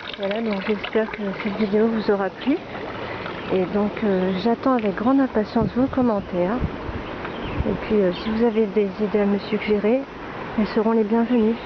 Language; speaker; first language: French; native; French